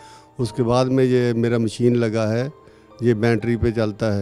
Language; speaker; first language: Hindi; non-native, local second language; Malayalam